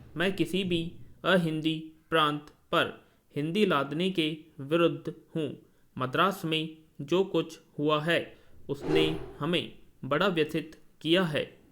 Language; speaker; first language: Hindi; native; Hindi